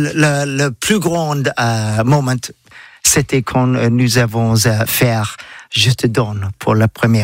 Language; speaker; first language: French; non-native, learner; English